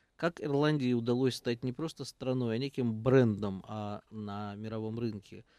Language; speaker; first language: Russian; native; Russian